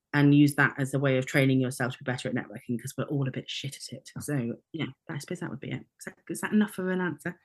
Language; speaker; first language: English; native; English